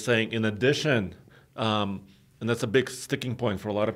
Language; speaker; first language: English; native; English